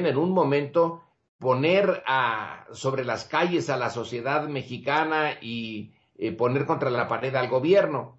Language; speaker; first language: Spanish; native; Spanish